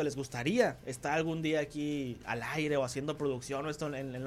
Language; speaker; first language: Spanish; native; Spanish